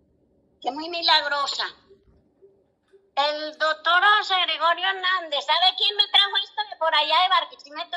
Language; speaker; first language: Spanish; native; Spanish